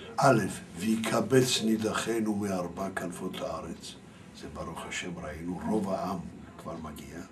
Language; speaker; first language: Hebrew; early bilingual, other home language; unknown